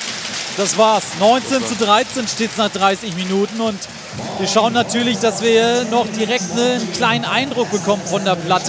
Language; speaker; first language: German; native; German